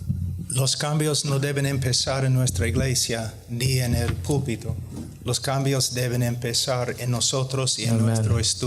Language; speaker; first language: Spanish; non-native, fluent; English